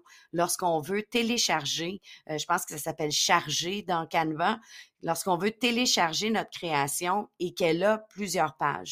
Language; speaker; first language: French; native; French